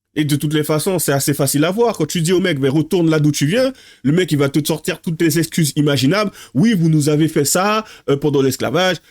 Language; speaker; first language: French; native; French